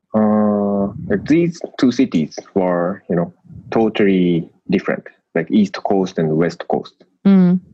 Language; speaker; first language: English; non-native, learner; Japanese